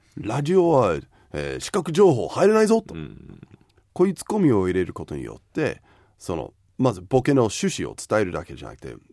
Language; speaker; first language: Japanese; non-native, fluent; English